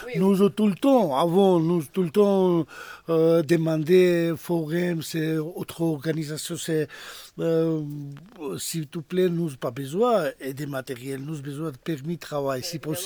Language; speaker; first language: French; non-native, learner; Georgian